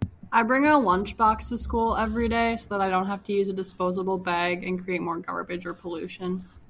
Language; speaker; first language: English; native; English